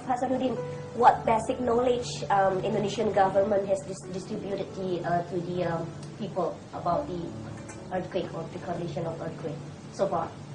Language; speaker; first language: English; non-native, fluent; Indonesian